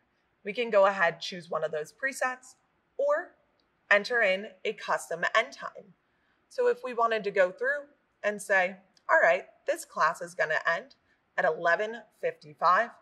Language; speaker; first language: English; native; English